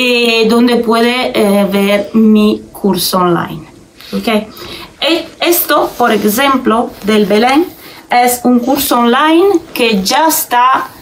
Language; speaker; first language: Spanish; non-native, learner; Italian